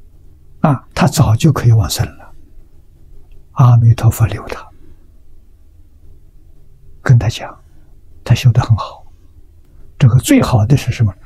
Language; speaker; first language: Chinese; native; Chinese